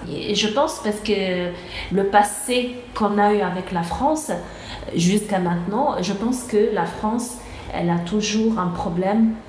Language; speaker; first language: French; non-native, local second language; Arabic